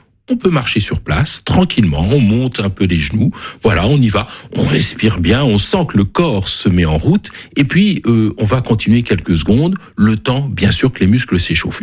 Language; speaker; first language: French; native; French